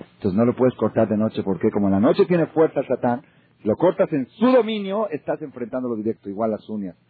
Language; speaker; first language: Spanish; native; Spanish